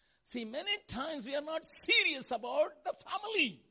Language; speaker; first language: English; non-native, local second language; Tamil